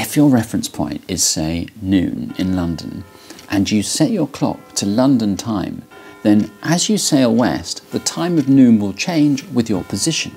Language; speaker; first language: English; native; English